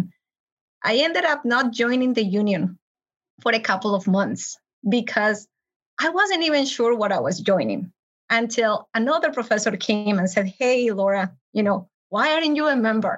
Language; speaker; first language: English; non-native, fluent; Spanish